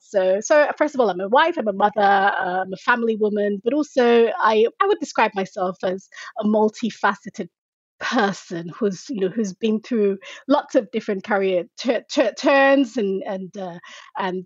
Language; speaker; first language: English; non-native, local second language; Yoruba